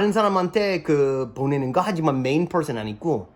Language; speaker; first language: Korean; non-native, learner; English